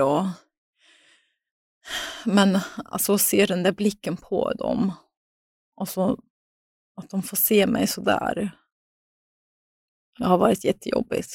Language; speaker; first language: Swedish; native; Swedish